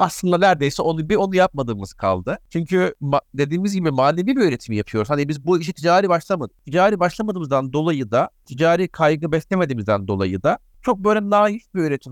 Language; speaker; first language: Turkish; native; Turkish